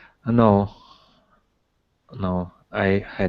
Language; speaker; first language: English; non-native, learner; Russian